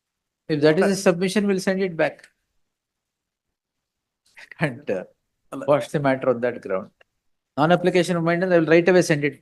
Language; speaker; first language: English; non-native, local second language; Kannada